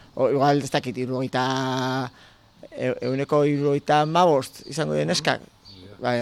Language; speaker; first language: Basque; native; Basque